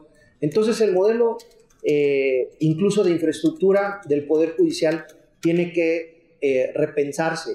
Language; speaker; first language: Spanish; native; Spanish